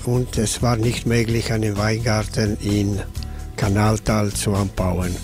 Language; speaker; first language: German; non-native, learner; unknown